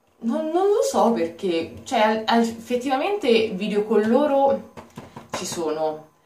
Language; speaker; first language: Italian; native; Italian